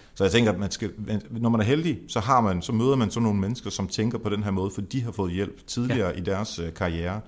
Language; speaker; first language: Danish; native; Danish